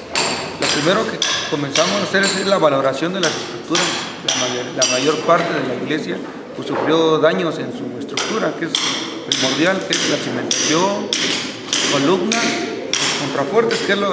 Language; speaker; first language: Spanish; native; Spanish